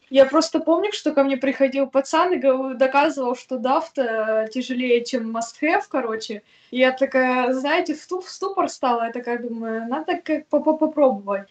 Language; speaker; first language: Russian; native; Russian